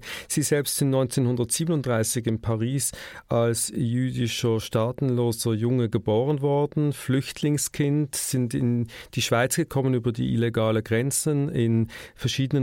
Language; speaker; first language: German; native; German